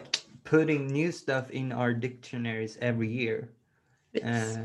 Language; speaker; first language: English; non-native, fluent; Swedish